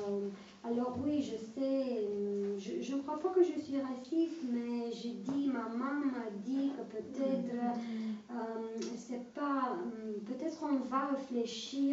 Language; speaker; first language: French; non-native, fluent; Romanian